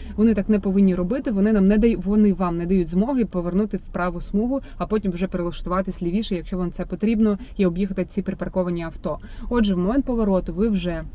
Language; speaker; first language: Ukrainian; non-native, local second language; Russian